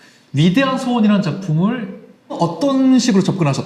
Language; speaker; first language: Korean; native; Korean